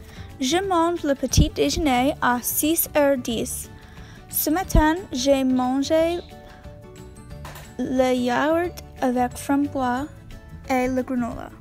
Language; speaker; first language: French; non-native, learner; English